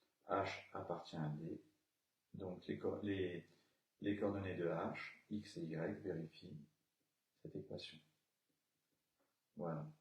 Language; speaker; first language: French; native; French